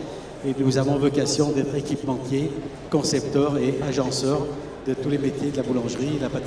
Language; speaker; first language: French; native; French